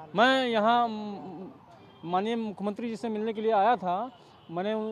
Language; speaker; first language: Hindi; native; Hindi